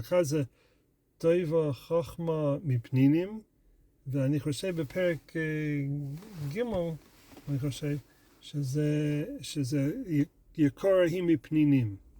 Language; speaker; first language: Hebrew; non-native, fluent; English